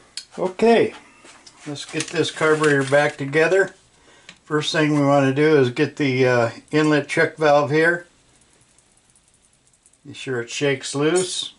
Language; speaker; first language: English; native; English